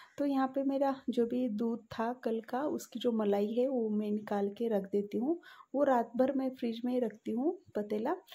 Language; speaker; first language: Hindi; non-native, local second language; Marathi